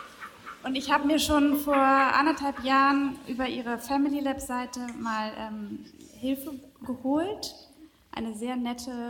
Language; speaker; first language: German; native; German